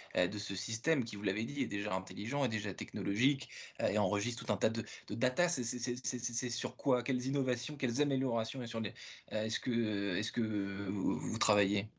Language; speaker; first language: French; native; French